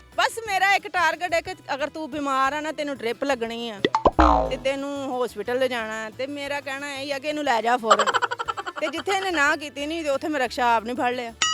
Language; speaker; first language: Punjabi; native; Punjabi